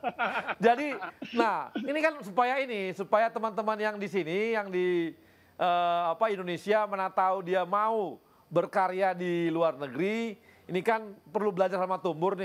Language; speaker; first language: Indonesian; native; Indonesian